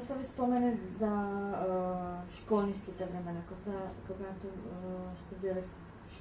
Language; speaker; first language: Bulgarian; non-native, fluent; Czech